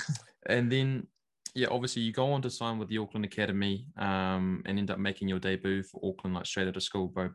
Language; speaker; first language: English; native; English